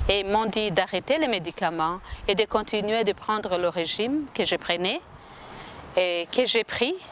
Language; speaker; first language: French; non-native, local second language; Kinyarwanda